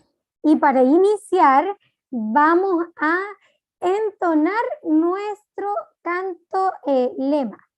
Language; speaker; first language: Spanish; native; Spanish